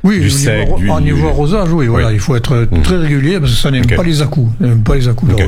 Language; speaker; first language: French; native; French